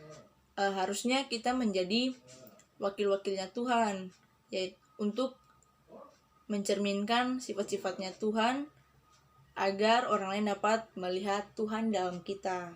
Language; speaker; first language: Indonesian; native; Indonesian